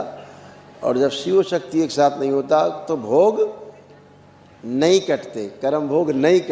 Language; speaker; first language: Hindi; native; Hindi